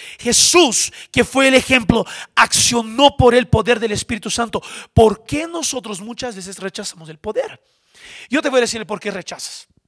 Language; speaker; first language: Spanish; non-native, fluent; Portuguese